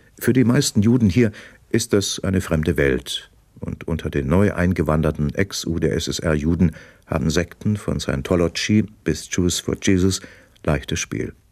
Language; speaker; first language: German; native; German